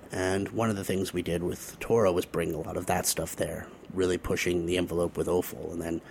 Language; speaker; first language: English; native; English